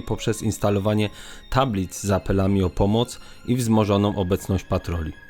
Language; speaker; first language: Polish; native; Polish